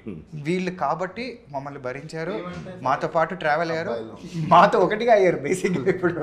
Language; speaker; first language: Telugu; native; Telugu